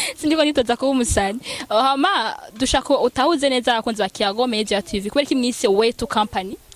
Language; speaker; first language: Rundi; native; Rundi